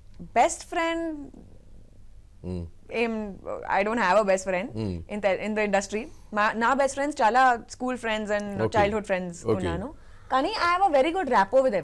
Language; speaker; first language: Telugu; non-native, fluent; Hindi